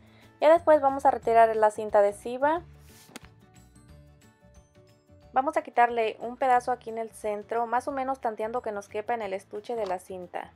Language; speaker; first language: Spanish; native; Spanish